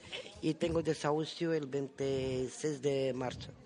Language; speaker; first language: Spanish; non-native, learner; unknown